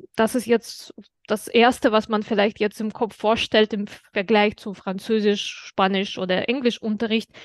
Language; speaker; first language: German; non-native, fluent; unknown